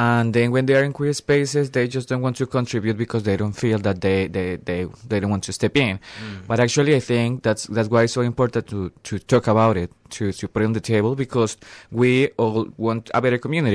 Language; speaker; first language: English; non-native, fluent; Spanish